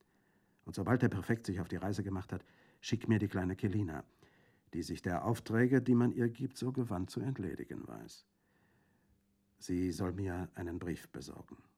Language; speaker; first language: German; native; German